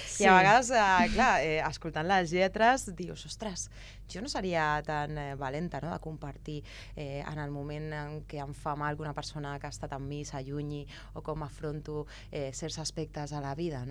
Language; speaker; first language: Catalan; native; Catalan